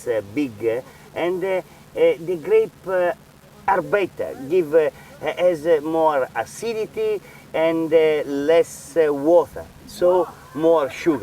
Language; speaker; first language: English; non-native, fluent; Italian